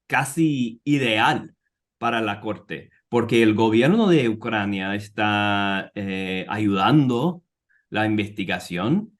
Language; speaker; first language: Spanish; non-native, fluent; English